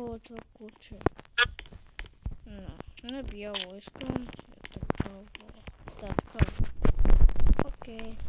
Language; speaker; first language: Bulgarian; non-native, learner; English